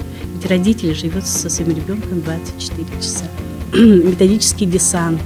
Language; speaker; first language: Russian; native; Russian